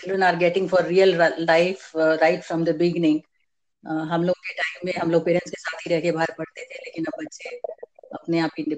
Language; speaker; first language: English; non-native, local second language; Hindi